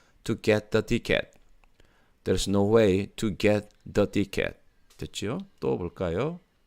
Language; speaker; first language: English; non-native, fluent; Korean